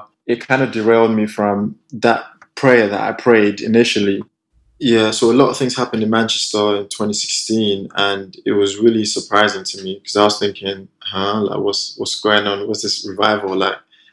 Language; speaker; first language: English; non-native, local second language; Yoruba